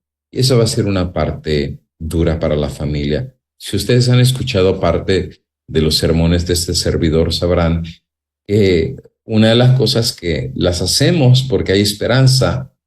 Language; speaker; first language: Spanish; native; Spanish